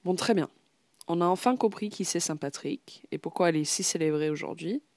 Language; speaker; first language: French; non-native, fluent; English